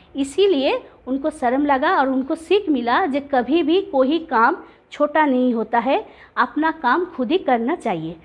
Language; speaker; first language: Hindi; non-native, local second language; Bangla